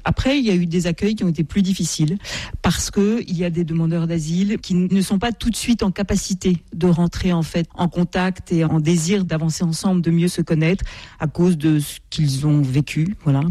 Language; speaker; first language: French; native; French